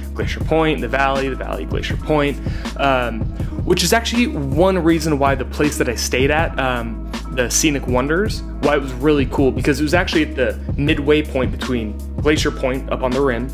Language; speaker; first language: English; native; English